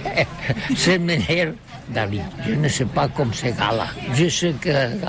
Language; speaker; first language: French; non-native, learner; Catalan